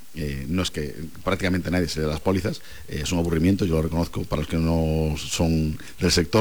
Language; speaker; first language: Spanish; native; Spanish